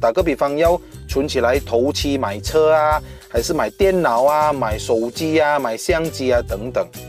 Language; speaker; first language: Chinese; native; Chinese